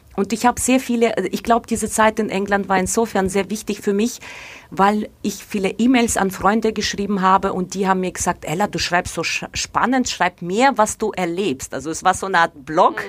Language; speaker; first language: German; non-native, fluent; Russian